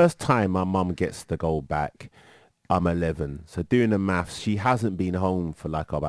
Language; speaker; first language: English; native; English